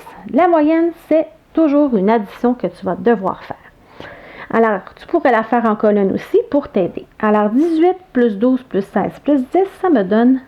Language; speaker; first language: French; native; French